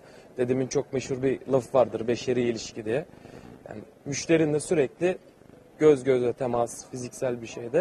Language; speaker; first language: Turkish; native; Turkish